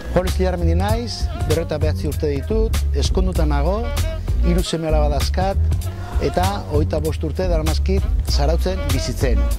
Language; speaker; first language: Basque; native; Basque